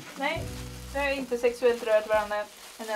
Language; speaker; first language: Swedish; native; Swedish